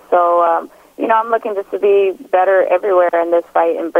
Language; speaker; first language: English; native; English